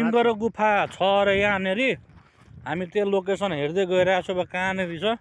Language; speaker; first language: Nepali; non-native, local second language; Maithili